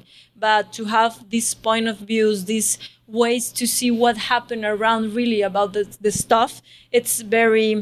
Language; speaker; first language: English; non-native, learner; Spanish